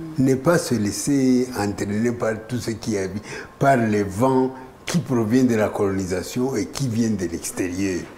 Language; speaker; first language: French; non-native, local second language; Kinyarwanda